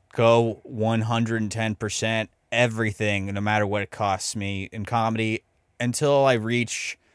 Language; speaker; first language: English; native; English